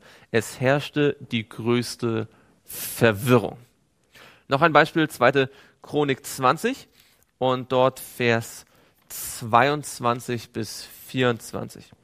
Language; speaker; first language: German; native; German